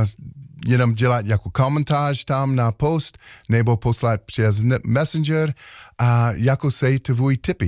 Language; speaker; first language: Czech; non-native, learner; English